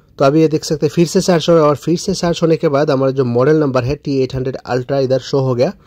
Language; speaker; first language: Hindi; non-native, local second language; Bangla